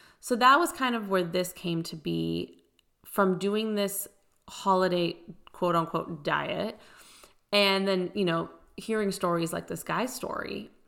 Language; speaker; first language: English; early bilingual, other home language; Persian